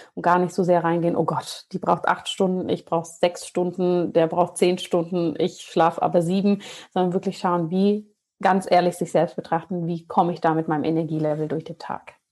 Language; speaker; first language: German; native; German